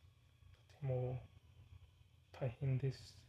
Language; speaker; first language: Japanese; non-native, learner; English